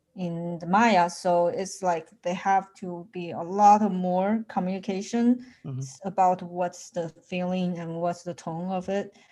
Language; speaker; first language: English; non-native, fluent; Chinese